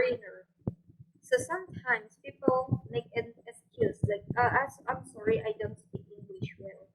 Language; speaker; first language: English; non-native, fluent; Indonesian